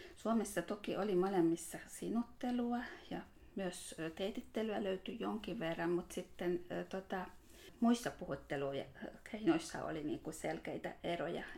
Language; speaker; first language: Finnish; non-native, fluent; Hungarian